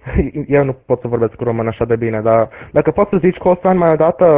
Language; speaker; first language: Romanian; early bilingual, heritage; English